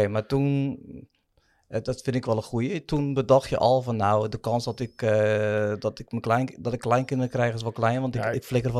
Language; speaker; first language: Dutch; native; Dutch